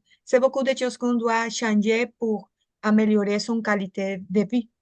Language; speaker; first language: French; non-native, learner; Spanish